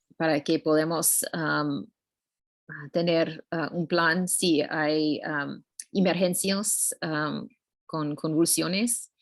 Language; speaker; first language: Spanish; non-native, learner; English